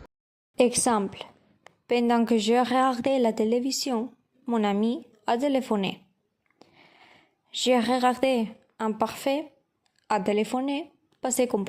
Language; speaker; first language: French; non-native, learner; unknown